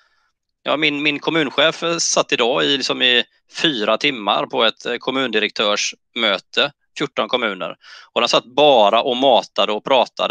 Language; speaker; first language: Swedish; native; Swedish